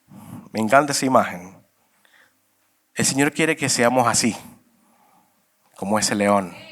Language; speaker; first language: Spanish; native; Spanish